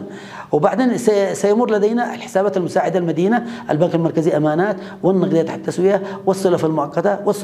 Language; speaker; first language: Arabic; native; Arabic